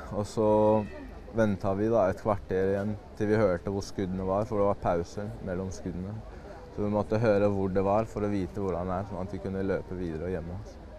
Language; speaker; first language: Norwegian; early bilingual, other home language; Chechen